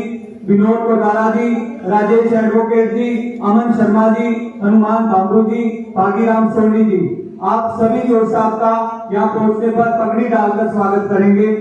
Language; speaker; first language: Hindi; native; Hindi